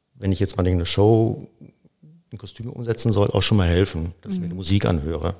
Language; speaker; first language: German; native; German